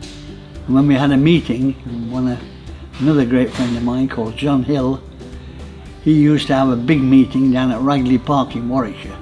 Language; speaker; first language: English; native; English